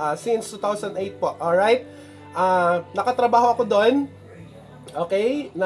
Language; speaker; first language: Filipino; non-native, local second language; Cebuano